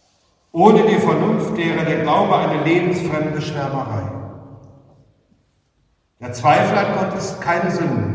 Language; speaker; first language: German; native; German